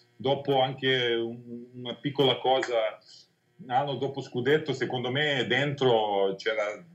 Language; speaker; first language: Italian; non-native, fluent; Serbian